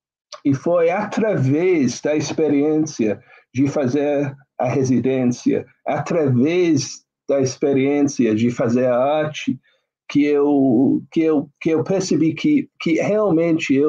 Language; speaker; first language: Portuguese; non-native, fluent; English